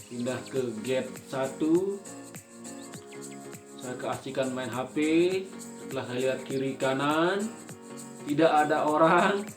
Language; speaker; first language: Indonesian; non-native, local second language; Sasak